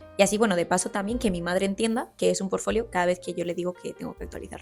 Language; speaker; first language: Spanish; native; Spanish